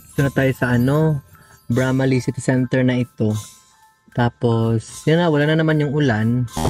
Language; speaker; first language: Filipino; non-native, local second language; Cebuano